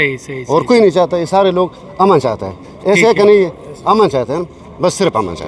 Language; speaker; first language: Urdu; non-native, local second language; Pashto